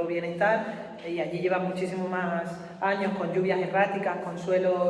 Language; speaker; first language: Spanish; native; Spanish